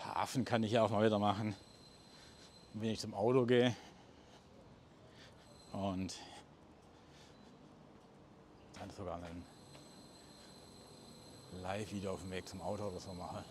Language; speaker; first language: German; native; German